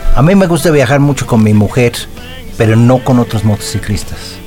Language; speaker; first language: Spanish; non-native, fluent; English